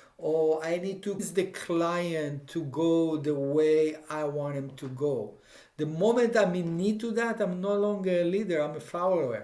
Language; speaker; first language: English; non-native, fluent; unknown